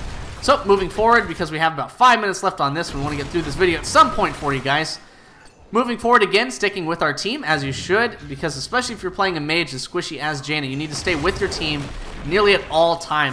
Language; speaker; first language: English; native; English